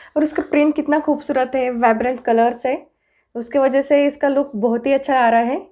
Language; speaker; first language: Hindi; non-native, local second language; Marathi